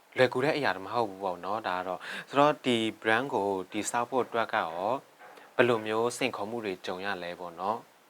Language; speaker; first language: Burmese; non-native, local second language; Shan